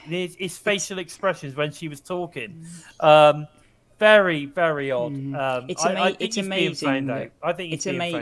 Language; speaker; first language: English; native; English